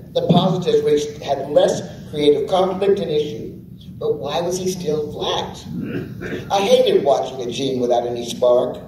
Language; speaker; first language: English; native; English